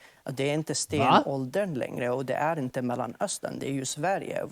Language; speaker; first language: Swedish; non-native, fluent; Arabic